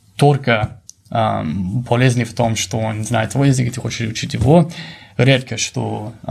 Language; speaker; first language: Russian; non-native, fluent; English